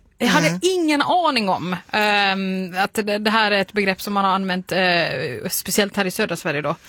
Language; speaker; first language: Swedish; native; Swedish